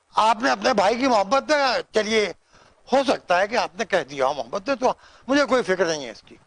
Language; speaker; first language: Urdu; native; Urdu